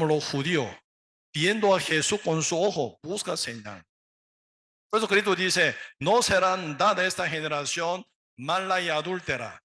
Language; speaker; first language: Spanish; non-native, learner; Korean